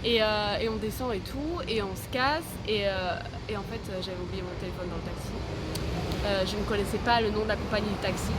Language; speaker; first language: French; native; French